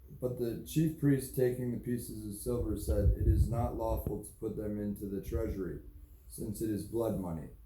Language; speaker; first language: English; native; English